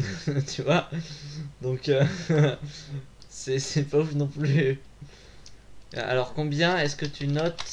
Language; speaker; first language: French; native; French